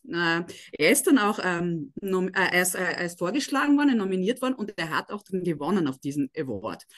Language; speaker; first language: German; native; German